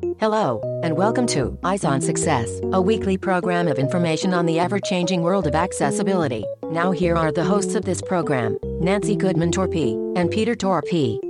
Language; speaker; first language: English; native; English